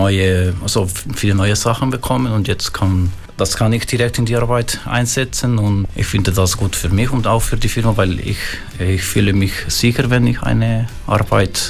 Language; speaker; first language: German; non-native, fluent; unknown